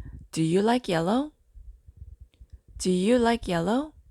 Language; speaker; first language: English; non-native, fluent; Korean